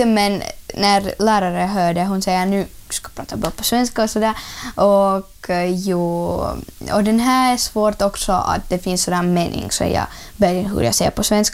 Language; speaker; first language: Swedish; non-native, learner; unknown